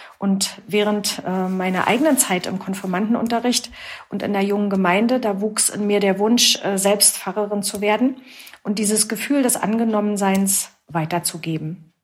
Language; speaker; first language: German; native; German